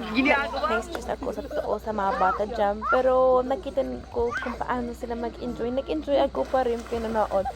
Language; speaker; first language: Filipino; non-native, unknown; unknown